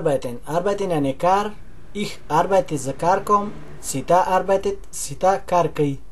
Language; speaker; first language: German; non-native, learner; Pashto